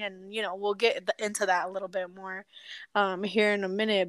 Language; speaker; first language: English; early bilingual, other home language; Spanish